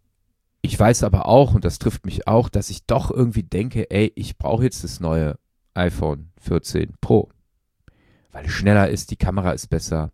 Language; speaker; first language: German; native; German